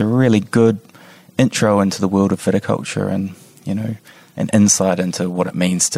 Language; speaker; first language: English; native; English